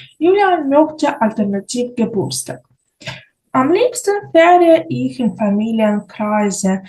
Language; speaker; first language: German; non-native, fluent; Ukrainian